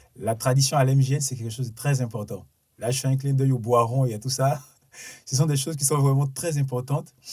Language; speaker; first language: French; non-native, local second language; Sango